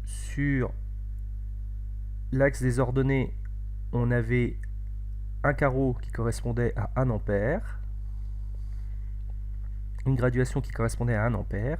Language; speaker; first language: French; native; French